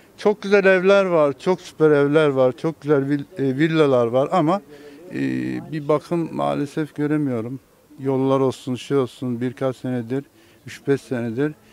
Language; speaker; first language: Turkish; native; Turkish